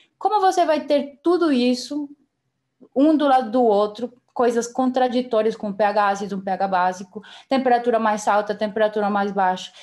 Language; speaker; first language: Portuguese; non-native, fluent; Spanish